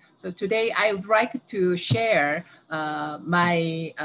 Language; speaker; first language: English; non-native, learner; Korean